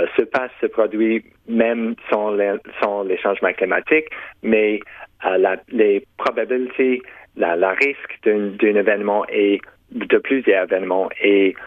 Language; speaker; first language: French; non-native, local second language; English